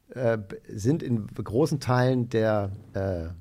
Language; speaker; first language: German; native; German